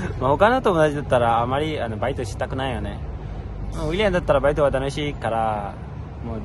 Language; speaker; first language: Japanese; non-native, fluent; Burmese